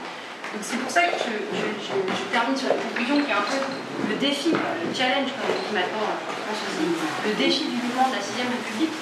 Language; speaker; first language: French; native; French